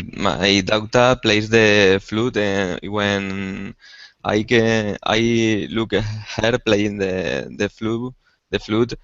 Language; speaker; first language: English; non-native, learner; Spanish